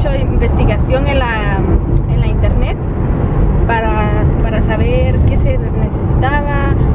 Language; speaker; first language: Spanish; early bilingual, heritage; Spanish